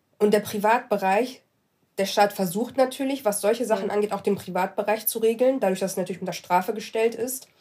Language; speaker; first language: German; early bilingual, other home language; Arabic